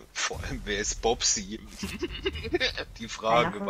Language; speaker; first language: German; native; German